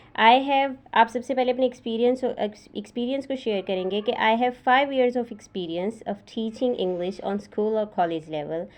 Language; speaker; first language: Urdu; native; Urdu